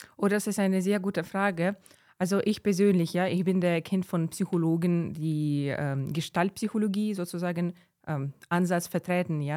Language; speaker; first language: German; non-native, fluent; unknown